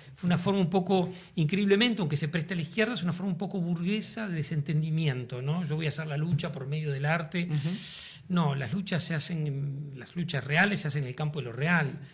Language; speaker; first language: Spanish; native; Spanish